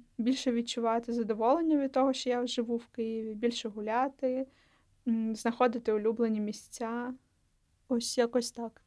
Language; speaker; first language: Ukrainian; non-native, local second language; Russian